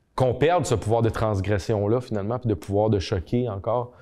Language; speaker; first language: French; native; French